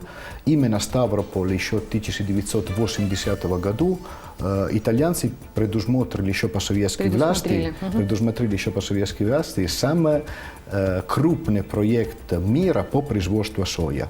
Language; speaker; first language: Russian; non-native, fluent; Italian